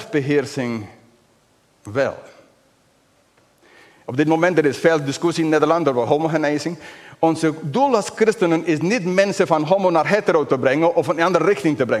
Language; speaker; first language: Dutch; non-native, fluent; English